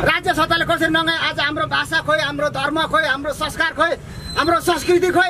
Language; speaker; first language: Nepali; non-native, local second language; Limbu